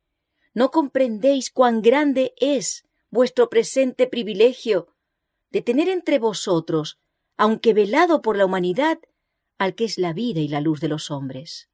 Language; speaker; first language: Spanish; native; Spanish